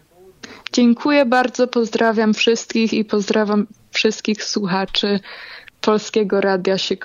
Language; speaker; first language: Polish; early bilingual, heritage; Polish